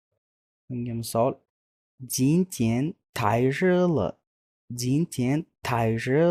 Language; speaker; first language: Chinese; non-native, fluent; Uzbek